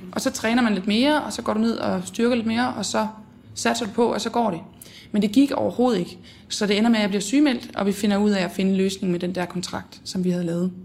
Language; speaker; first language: Danish; native; Danish